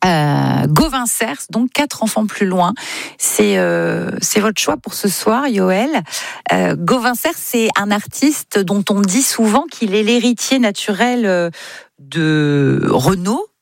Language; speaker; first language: French; native; French